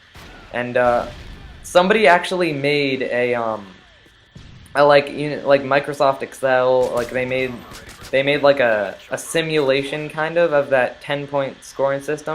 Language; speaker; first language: English; native; English